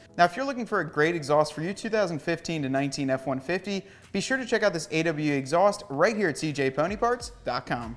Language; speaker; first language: English; native; English